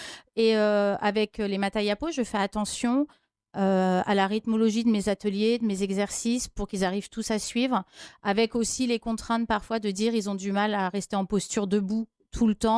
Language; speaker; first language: French; native; French